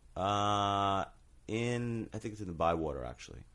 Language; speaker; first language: English; native; English